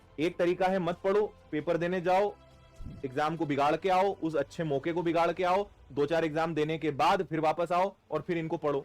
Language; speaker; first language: Hindi; native; Hindi